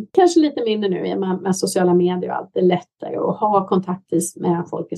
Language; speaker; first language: Swedish; native; Swedish